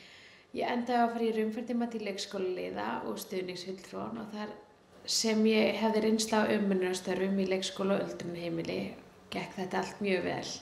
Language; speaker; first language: Icelandic; early bilingual, heritage; Icelandic